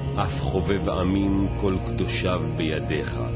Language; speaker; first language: Hebrew; native; Hebrew